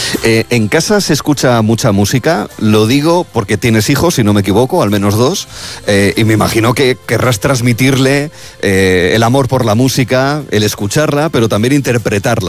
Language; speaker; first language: Spanish; native; Spanish